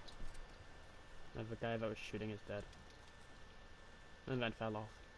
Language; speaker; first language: English; native; English